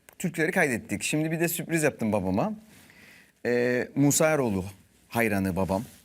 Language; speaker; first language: Turkish; native; Turkish